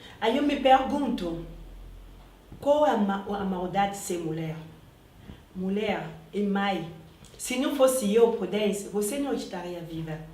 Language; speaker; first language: Portuguese; non-native, fluent; Lingala